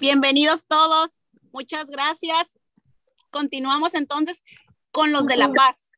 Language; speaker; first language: Spanish; native; Spanish